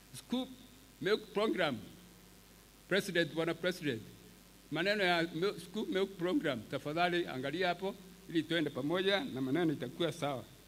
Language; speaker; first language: Swahili; non-native, local second language; Meru